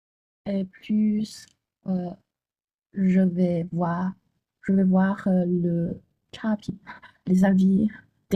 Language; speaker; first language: French; non-native, learner; Chinese